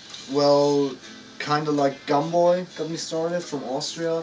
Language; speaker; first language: English; non-native, fluent; German